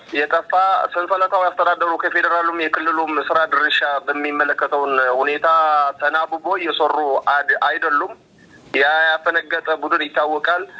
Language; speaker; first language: Amharic; non-native, local second language; Tigrinya